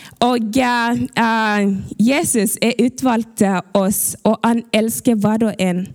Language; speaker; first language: Norwegian; early bilingual, other home language; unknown